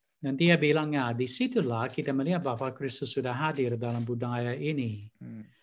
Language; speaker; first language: Indonesian; non-native, fluent; English